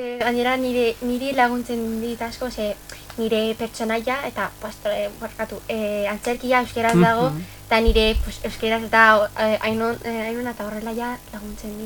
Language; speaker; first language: Basque; non-native, local second language; Spanish